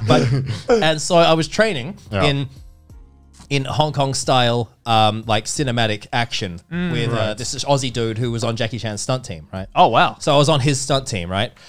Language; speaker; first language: English; native; English